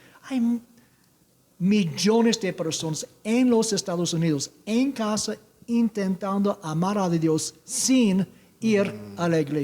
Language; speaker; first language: Spanish; non-native, learner; English